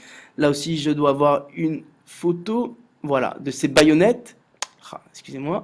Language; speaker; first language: French; native; French